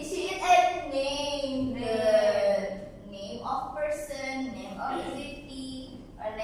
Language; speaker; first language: English; non-native, learner; Indonesian